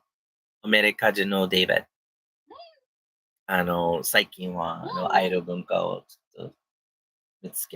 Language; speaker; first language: Japanese; non-native, learner; English